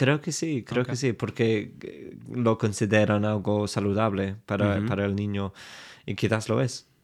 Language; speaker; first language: Spanish; non-native, fluent; English